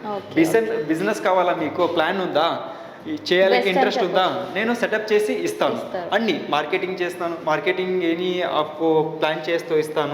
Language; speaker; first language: Telugu; non-native, local second language; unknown